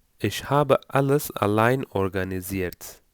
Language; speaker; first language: German; non-native, fluent; Turkish